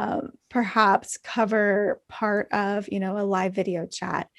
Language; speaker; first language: English; native; English